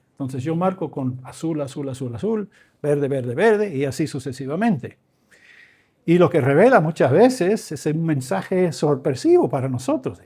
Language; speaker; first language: Spanish; early bilingual, other home language; English